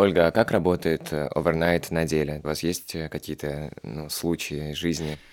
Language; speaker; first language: Russian; native; Russian